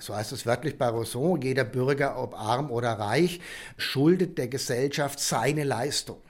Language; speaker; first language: German; native; German